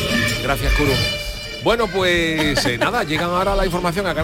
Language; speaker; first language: Spanish; native; Spanish